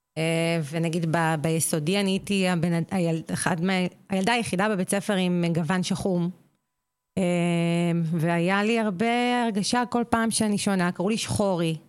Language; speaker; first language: Hebrew; native; Hebrew